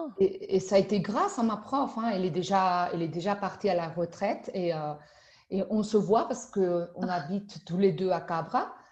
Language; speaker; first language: French; non-native, fluent; Spanish